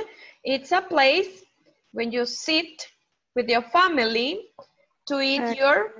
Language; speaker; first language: English; non-native, fluent; Spanish